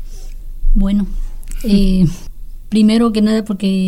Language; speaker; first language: Spanish; non-native, local second language; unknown